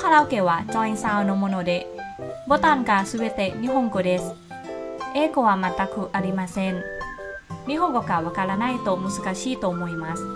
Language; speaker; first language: Japanese; non-native, fluent; Thai